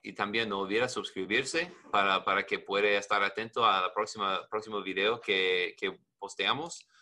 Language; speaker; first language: Spanish; non-native, learner; English